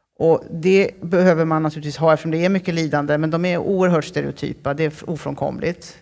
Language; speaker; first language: Swedish; native; Swedish